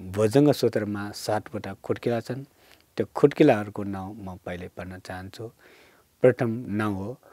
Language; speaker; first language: Nepali; non-native, local second language; Newari